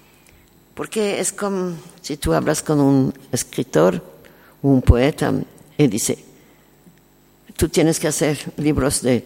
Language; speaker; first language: Spanish; non-native, learner; French